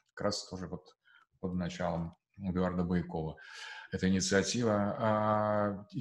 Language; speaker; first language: Russian; native; Russian